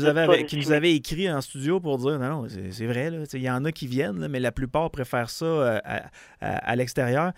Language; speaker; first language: French; native; French